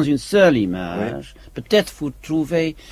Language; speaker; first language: French; non-native, fluent; English